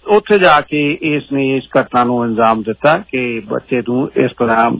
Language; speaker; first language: Punjabi; native; Punjabi